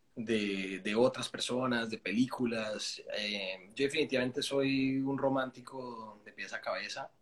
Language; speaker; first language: Spanish; native; Spanish